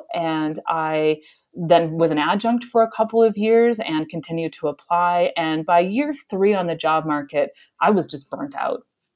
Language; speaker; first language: English; native; English